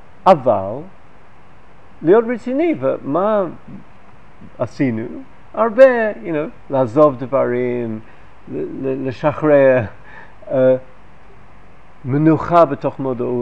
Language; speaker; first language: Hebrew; non-native, fluent; English